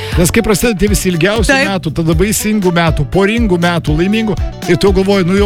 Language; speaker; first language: Lithuanian; native; Lithuanian